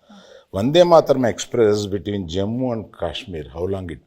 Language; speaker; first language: Telugu; native; Telugu